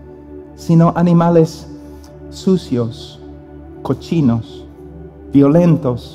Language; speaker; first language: Spanish; non-native, fluent; English